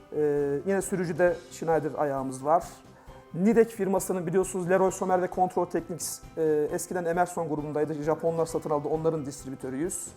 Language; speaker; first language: Turkish; native; Turkish